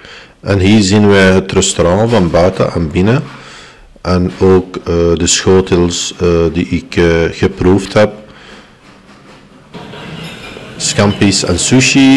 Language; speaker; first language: Dutch; non-native, fluent; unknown